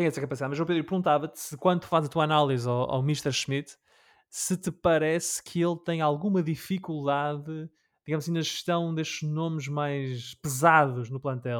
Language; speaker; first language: Portuguese; native; Portuguese